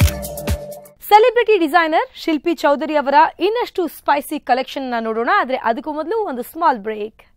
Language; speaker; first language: Kannada; native; Kannada